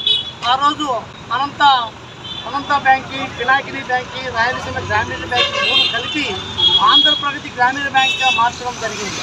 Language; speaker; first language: Telugu; native; Telugu